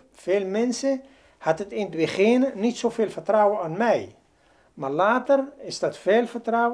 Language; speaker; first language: Dutch; non-native, learner; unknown